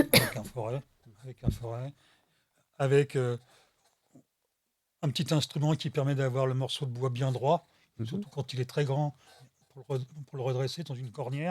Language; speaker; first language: French; native; French